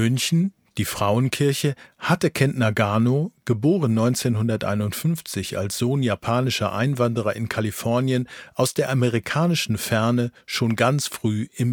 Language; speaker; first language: German; native; German